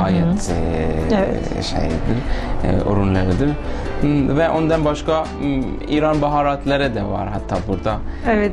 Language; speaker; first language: Turkish; non-native, local second language; Persian